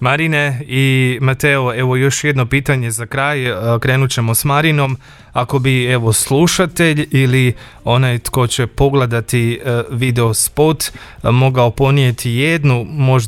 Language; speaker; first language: Croatian; native; Croatian